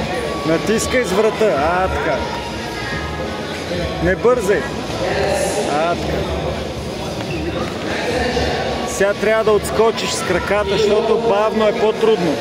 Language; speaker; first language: Bulgarian; native; Bulgarian